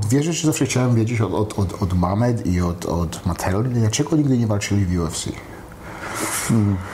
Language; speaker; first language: Polish; early bilingual, heritage; Polish